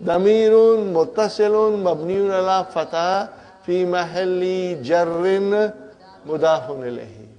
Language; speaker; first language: Arabic; non-native, fluent; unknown